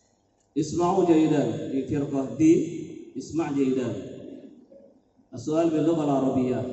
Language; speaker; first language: Arabic; non-native, fluent; Indonesian